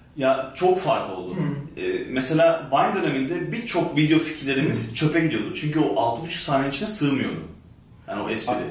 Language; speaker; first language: Turkish; early bilingual, heritage; Turkish